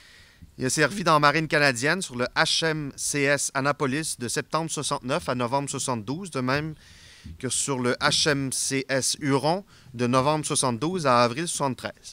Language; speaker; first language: French; native; French